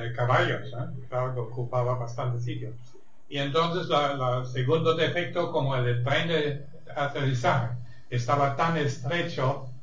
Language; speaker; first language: Spanish; non-native, fluent; German